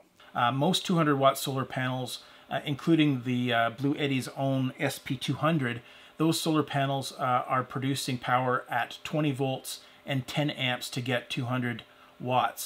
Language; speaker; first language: English; native; English